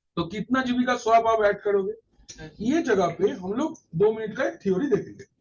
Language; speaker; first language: Hindi; non-native, local second language; Bangla